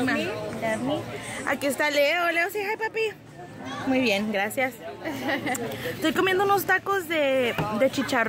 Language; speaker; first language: Spanish; native; Spanish